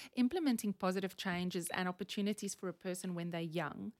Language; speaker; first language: English; non-native, local second language; Afrikaans